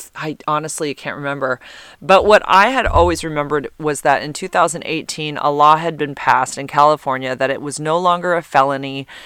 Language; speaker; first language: English; native; English